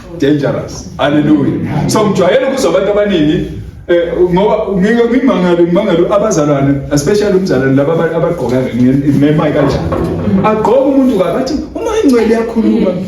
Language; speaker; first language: Zulu; native; Zulu